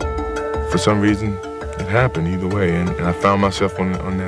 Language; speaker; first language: English; native; English